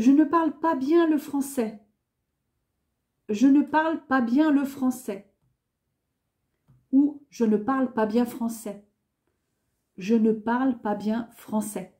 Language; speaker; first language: French; native; French